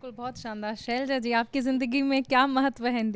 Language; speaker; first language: Hindi; native; Hindi